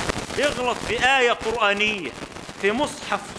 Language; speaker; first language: Arabic; native; Arabic